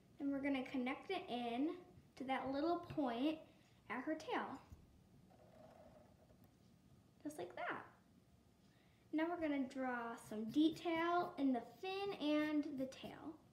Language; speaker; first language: English; native; English